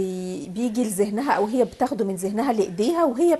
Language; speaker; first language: Arabic; native; Arabic